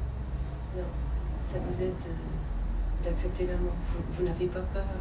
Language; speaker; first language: French; non-native, fluent; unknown